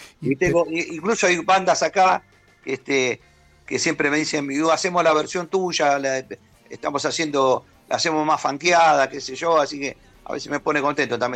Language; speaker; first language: Spanish; native; Spanish